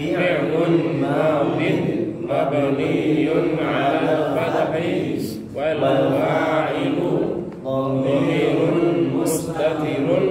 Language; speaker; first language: Arabic; non-native, learner; Indonesian